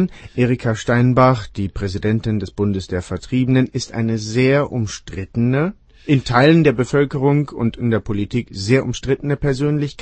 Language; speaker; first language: German; native; German